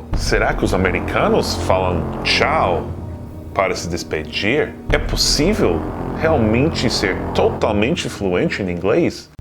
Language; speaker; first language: Portuguese; non-native, fluent; English